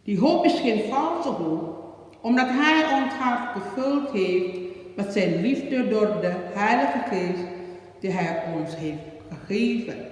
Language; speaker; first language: Dutch; non-native, learner; Indonesian